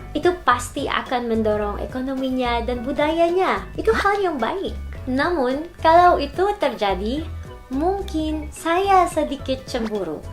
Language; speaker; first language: Indonesian; non-native, learner; Filipino